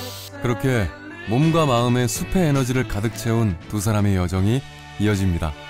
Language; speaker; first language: Korean; native; Korean